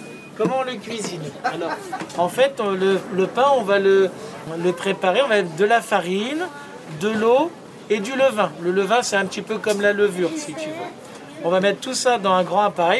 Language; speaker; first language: French; native; French